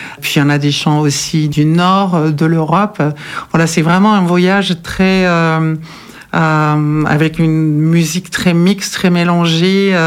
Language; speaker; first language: French; non-native, fluent; German